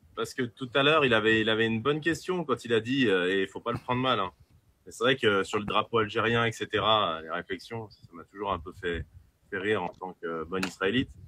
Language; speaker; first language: French; native; French